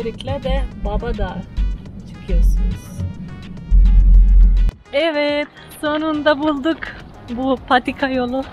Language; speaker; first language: Turkish; non-native, fluent; Slovenian